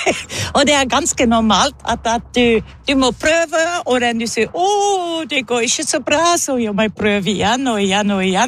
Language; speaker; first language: Norwegian; non-native, learner; German